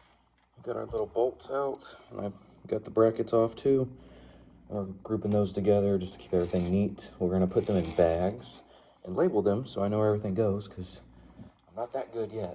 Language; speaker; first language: English; native; English